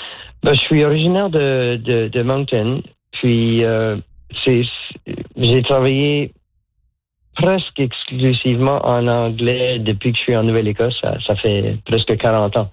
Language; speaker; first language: French; native; French